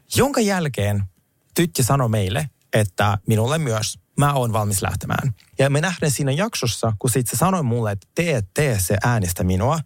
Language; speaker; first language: Finnish; non-native, fluent; Russian